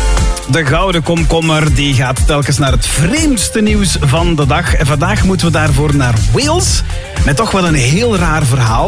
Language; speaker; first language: Dutch; native; Dutch